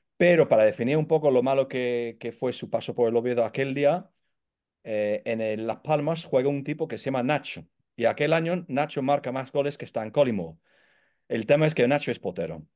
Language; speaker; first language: Spanish; non-native, fluent; English